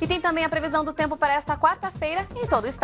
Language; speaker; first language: Portuguese; native; Portuguese